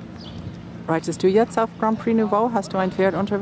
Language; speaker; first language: German; non-native, fluent; English